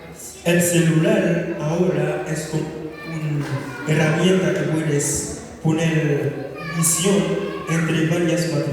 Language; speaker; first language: Spanish; non-native, fluent; Haitian Creole